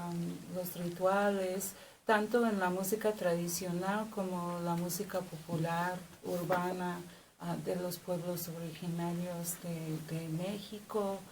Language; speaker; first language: Spanish; non-native, fluent; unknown